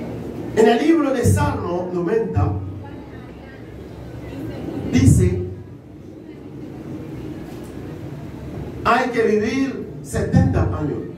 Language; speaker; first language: Spanish; non-native, learner; Haitian Creole